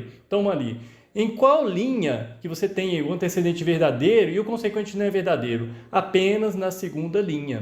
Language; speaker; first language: Portuguese; native; Portuguese